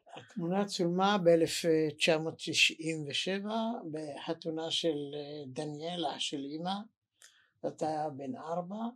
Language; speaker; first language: Hebrew; native; Hebrew